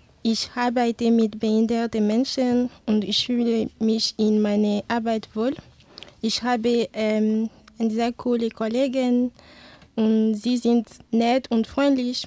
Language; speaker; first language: German; non-native, learner; Ewe